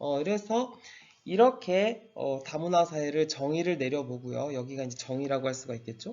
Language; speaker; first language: Korean; native; Korean